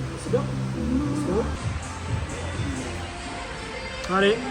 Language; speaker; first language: French; native; French